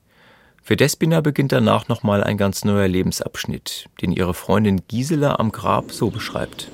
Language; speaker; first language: German; native; German